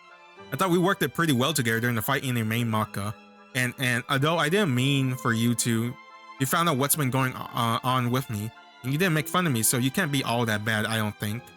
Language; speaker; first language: English; native; English